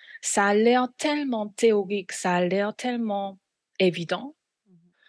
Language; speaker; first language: French; non-native, fluent; Korean